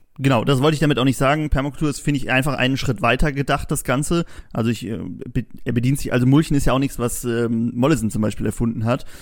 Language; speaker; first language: German; native; German